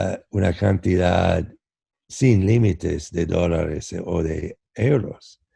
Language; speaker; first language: Spanish; non-native, fluent; English